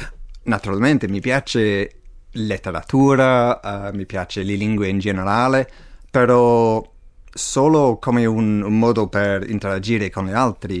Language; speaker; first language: Italian; non-native, fluent; English